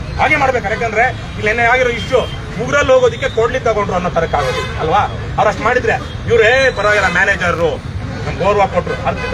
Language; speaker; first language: Kannada; native; Kannada